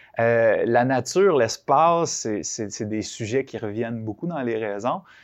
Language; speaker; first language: French; native; French